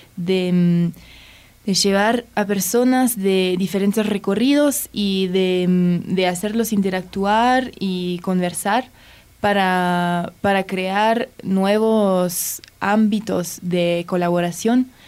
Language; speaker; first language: Spanish; early bilingual, heritage; English